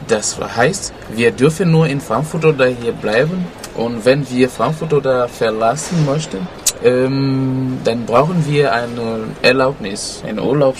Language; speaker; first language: German; non-native, learner; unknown